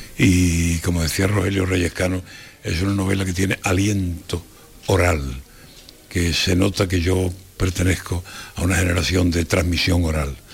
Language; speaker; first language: Spanish; native; Spanish